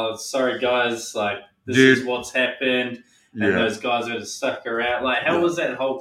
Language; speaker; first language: English; native; English